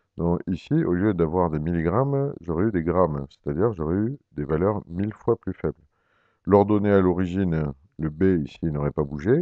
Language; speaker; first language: French; native; French